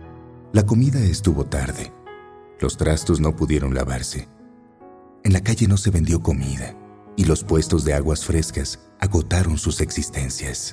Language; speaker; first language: Spanish; native; Spanish